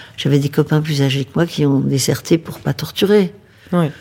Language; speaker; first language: French; native; French